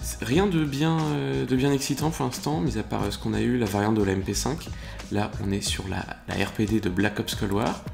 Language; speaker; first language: French; native; French